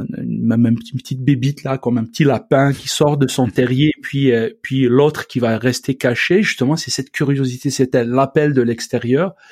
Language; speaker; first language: French; non-native, local second language; Arabic